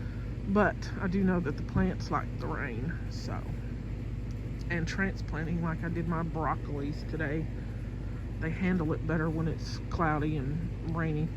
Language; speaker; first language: English; native; English